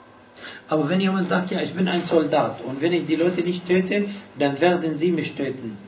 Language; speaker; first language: German; non-native, fluent; Arabic